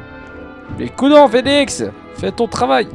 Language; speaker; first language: French; native; French